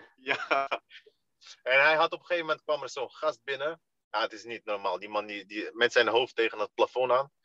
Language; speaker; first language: Dutch; early bilingual, other home language; Russian